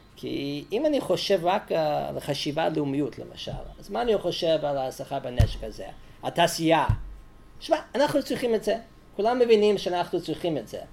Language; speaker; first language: Hebrew; non-native, fluent; English